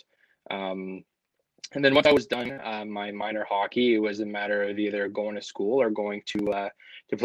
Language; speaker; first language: English; native; English